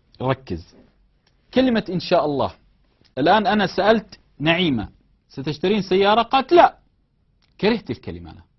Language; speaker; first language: Arabic; native; Arabic